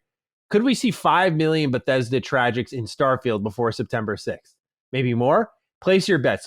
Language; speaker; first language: English; native; English